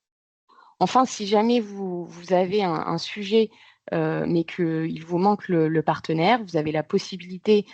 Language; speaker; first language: French; native; French